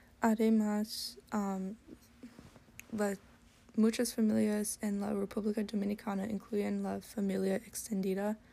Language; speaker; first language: Spanish; non-native, learner; English